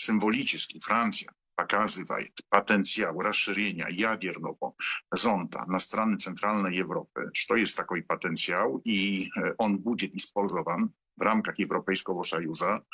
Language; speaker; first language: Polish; non-native, learner; Ukrainian